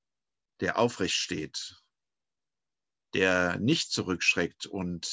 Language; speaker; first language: German; native; German